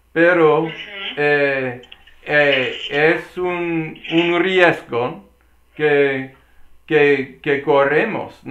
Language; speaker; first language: Spanish; non-native, learner; English